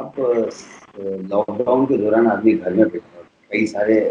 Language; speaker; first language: Hindi; native; Hindi